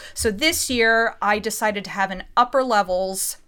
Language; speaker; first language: English; native; English